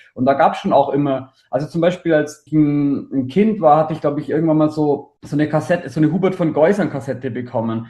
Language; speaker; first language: German; native; German